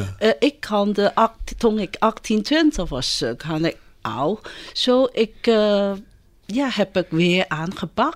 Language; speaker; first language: Dutch; non-native, fluent; Chinese